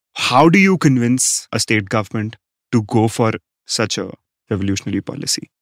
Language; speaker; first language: English; non-native, local second language; Hindi